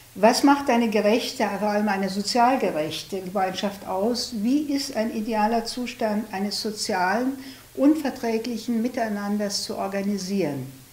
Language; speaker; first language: German; native; German